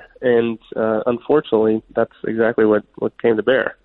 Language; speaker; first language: English; native; English